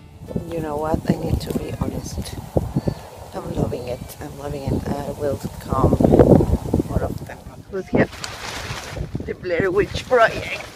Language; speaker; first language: English; non-native, learner; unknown